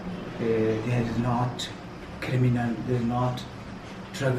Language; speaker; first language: English; non-native, learner; Persian